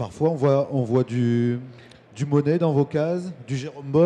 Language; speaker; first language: French; native; French